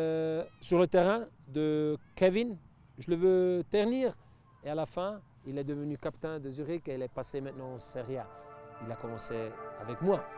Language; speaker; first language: French; non-native, local second language; Italian